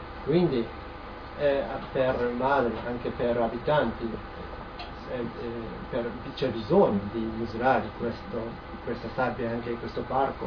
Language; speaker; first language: Italian; non-native, learner; Japanese